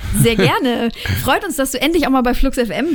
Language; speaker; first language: German; native; German